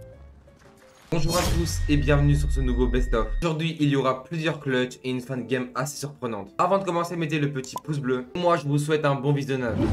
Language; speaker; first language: French; native; French